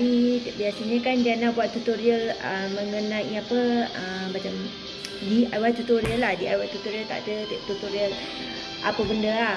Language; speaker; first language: Malay; native; Malay